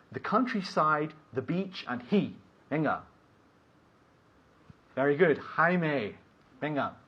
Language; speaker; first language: English; non-native, fluent; Spanish